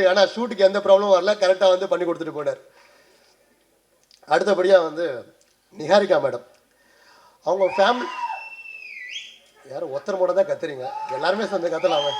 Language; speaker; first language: Tamil; native; Tamil